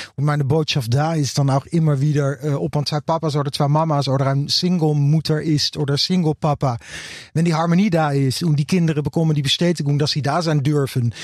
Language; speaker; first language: German; non-native, learner; Dutch